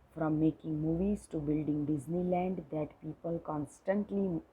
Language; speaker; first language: English; non-native, local second language; Gujarati